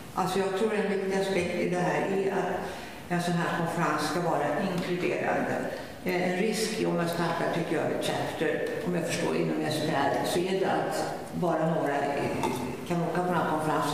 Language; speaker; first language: Swedish; native; Swedish